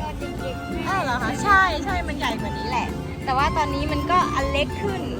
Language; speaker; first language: Thai; native; Thai